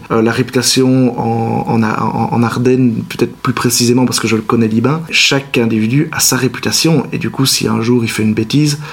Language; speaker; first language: French; native; French